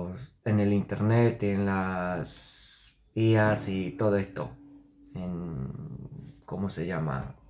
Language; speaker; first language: Spanish; non-native, fluent; Romanian